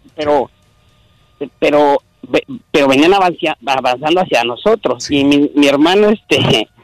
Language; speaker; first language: Spanish; native; Spanish